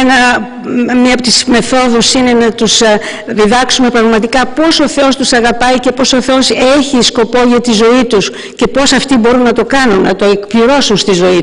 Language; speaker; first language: Greek; native; Greek